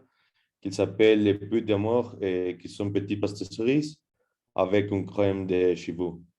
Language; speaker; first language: French; non-native, learner; Spanish